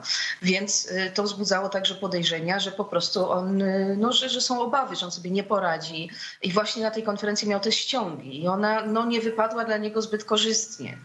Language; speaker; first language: Polish; native; Polish